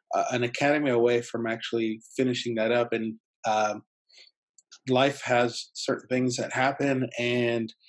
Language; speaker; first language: English; early bilingual, other home language; Spanish